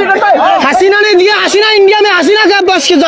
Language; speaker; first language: Hindi; non-native, learner; Bangla